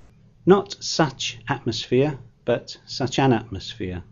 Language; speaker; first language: English; native; English